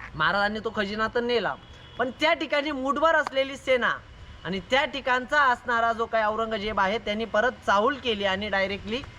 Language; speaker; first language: Marathi; non-native, local second language; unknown